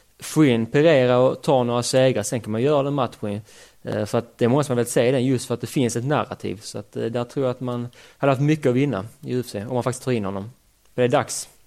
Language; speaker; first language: Swedish; native; Swedish